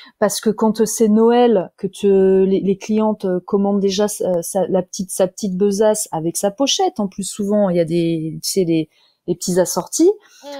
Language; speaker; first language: French; native; French